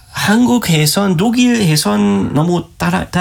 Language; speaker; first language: Korean; non-native, learner; German